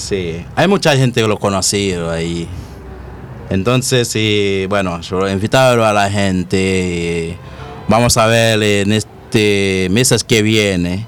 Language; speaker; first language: Spanish; non-native, learner; Haitian Creole